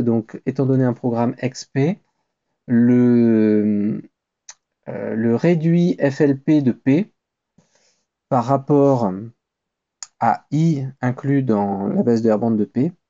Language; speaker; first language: French; native; French